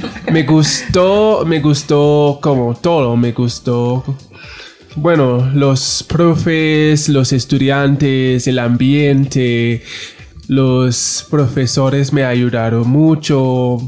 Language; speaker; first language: Spanish; non-native, fluent; English